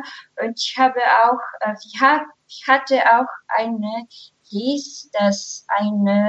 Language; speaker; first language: German; non-native, learner; Portuguese